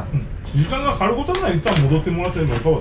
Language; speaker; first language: Japanese; native; Japanese